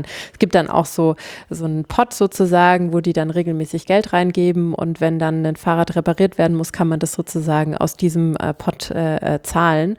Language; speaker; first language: German; native; German